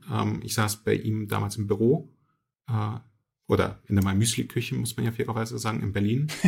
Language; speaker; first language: German; early bilingual, other home language; Russian